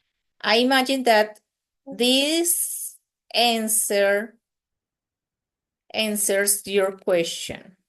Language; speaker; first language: English; non-native, fluent; Spanish